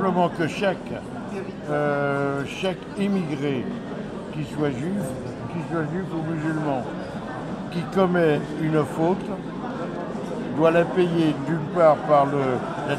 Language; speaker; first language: French; early bilingual, other home language; Yiddish